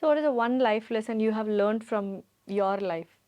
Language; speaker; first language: Telugu; native; Telugu